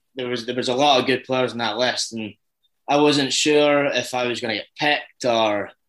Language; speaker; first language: English; native; English